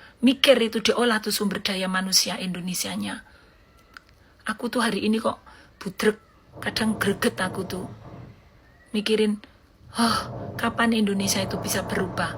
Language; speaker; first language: Indonesian; native; Indonesian